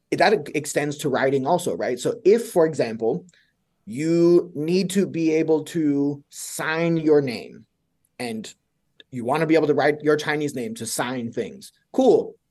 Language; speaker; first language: English; native; English